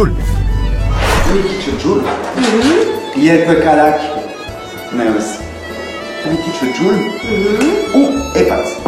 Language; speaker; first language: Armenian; non-native, learner; French